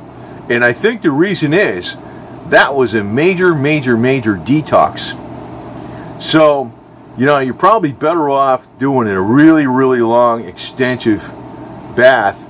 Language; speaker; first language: English; native; English